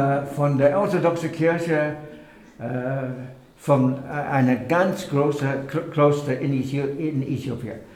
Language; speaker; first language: German; non-native, fluent; English